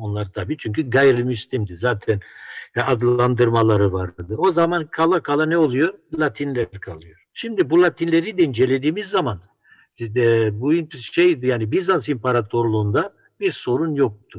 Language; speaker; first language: Turkish; non-native, local second language; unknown